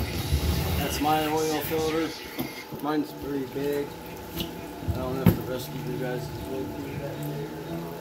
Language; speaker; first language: English; native; English